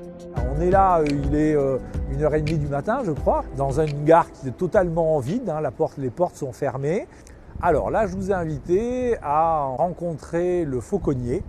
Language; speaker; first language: French; native; French